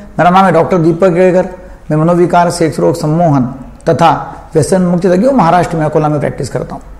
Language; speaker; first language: Hindi; non-native, local second language; Marathi